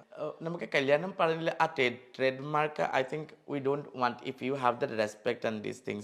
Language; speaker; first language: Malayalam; non-native, fluent; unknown